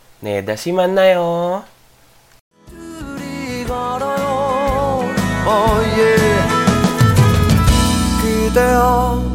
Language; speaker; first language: Korean; non-native, learner; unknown